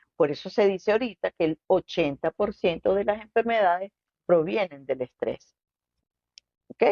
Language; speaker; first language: Spanish; native; Spanish